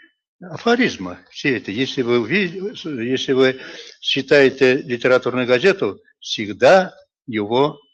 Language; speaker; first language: Russian; non-native, local second language; Bashkir